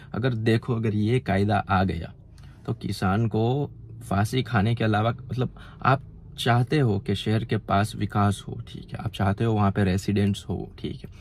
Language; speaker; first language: Hindi; non-native, local second language; Gujarati